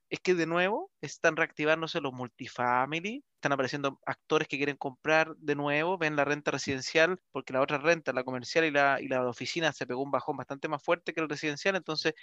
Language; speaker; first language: Spanish; native; Spanish